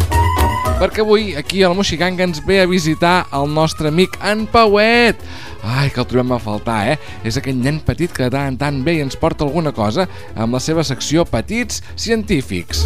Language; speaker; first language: Catalan; native; Catalan